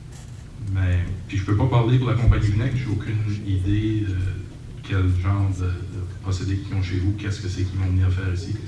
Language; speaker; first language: French; native; French